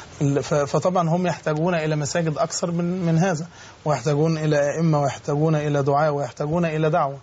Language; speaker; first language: Arabic; native; Arabic